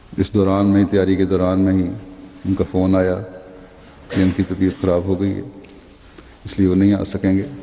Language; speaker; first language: Urdu; native; Urdu